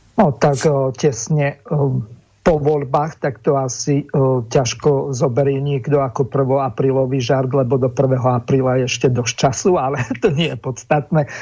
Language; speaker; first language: Slovak; native; Slovak